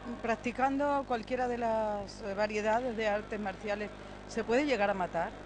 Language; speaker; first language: Spanish; native; Spanish